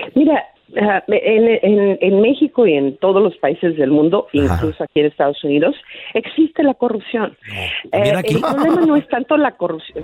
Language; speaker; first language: Spanish; native; Spanish